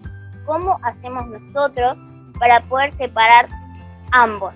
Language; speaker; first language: Spanish; native; Spanish